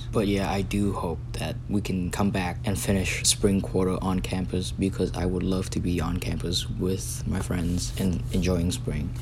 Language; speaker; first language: English; non-native, fluent; Vietnamese